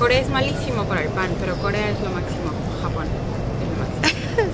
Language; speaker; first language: Spanish; native; Spanish